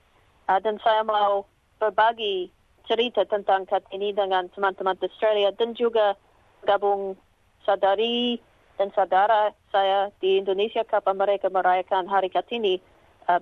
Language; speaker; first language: Indonesian; non-native, learner; English